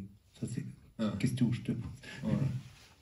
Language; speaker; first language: French; native; French